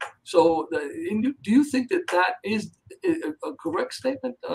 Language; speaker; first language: English; early bilingual, other home language; Spanish